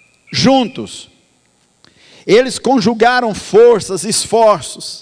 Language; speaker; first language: Portuguese; native; Portuguese